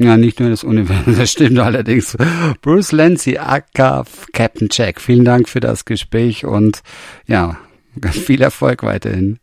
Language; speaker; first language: German; native; German